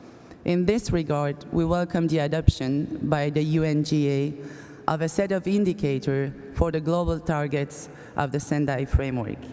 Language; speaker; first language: English; non-native, fluent; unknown